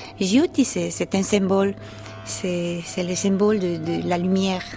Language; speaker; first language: French; non-native, fluent; Romanian